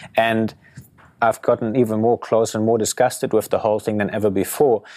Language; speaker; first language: English; non-native, fluent; German